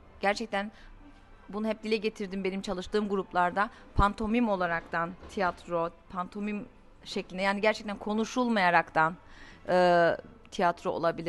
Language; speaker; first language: Turkish; early bilingual, heritage; Turkish